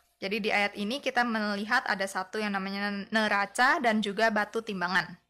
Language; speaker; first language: Indonesian; native; Indonesian